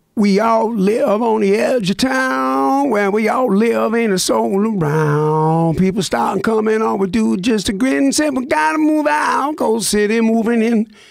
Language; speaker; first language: English; native; English